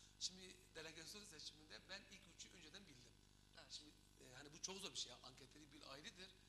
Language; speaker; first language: Turkish; non-native, local second language; Kurdish